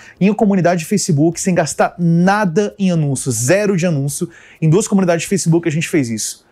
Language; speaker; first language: Portuguese; early bilingual, other home language; English